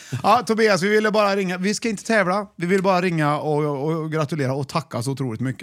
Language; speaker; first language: Swedish; native; Swedish